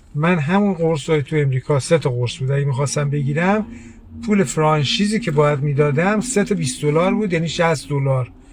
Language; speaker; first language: Persian; early bilingual, heritage; Persian